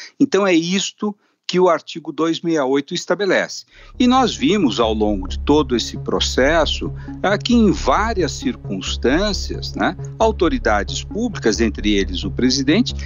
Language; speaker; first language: Portuguese; native; Portuguese